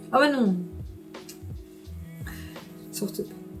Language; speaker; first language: French; non-native, fluent; Japanese